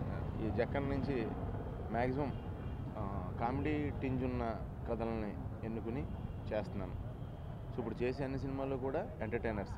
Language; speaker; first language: Telugu; native; Telugu